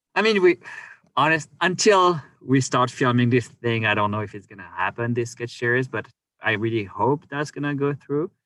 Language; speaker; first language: English; non-native, fluent; French